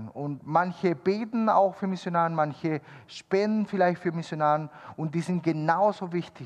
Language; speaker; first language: German; non-native, fluent; Spanish